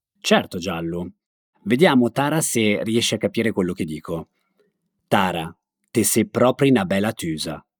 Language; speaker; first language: Italian; native; Italian